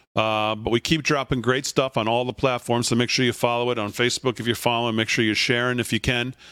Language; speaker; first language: English; native; English